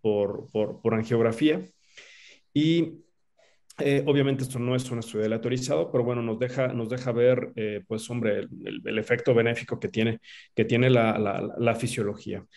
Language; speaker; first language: Spanish; native; Spanish